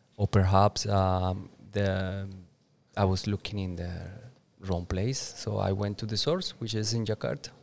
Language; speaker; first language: English; non-native, fluent; Spanish